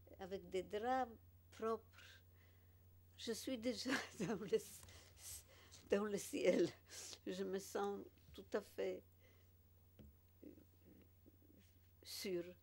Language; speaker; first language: French; non-native, fluent; Polish